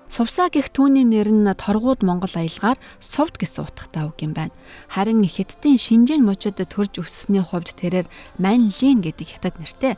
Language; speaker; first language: Mongolian; native; Mongolian